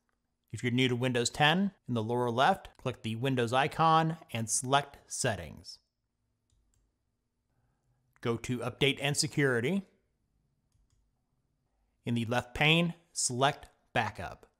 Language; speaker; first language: English; native; English